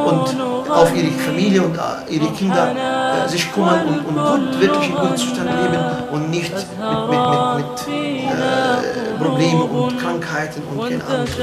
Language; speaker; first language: German; non-native, fluent; Arabic